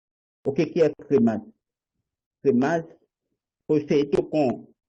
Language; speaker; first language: Portuguese; non-native, learner; Haitian Creole